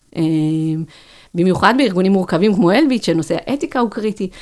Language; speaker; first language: Hebrew; native; Hebrew